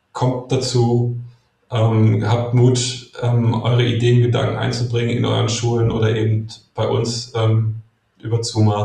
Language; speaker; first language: German; native; German